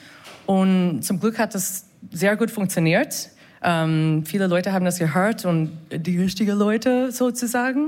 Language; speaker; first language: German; non-native, fluent; English